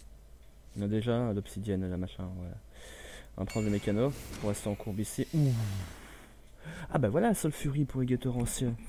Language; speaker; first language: French; native; French